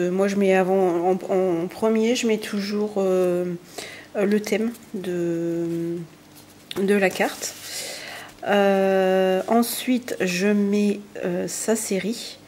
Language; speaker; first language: French; native; French